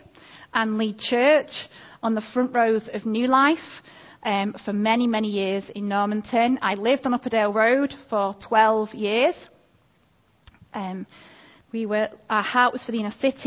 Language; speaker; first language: English; native; English